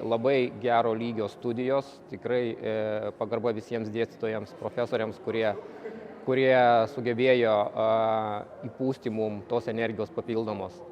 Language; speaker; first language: Lithuanian; native; Lithuanian